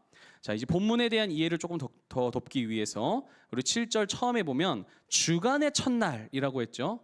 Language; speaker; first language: Korean; native; Korean